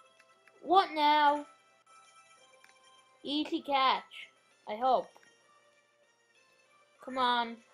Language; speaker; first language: English; native; English